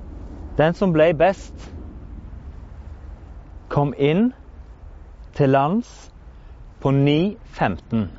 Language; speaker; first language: Norwegian; native; Norwegian